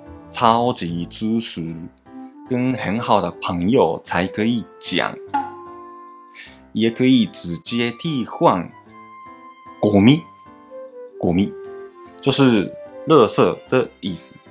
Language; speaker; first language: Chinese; non-native, fluent; Japanese